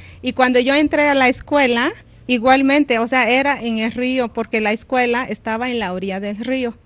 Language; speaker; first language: Spanish; non-native, local second language; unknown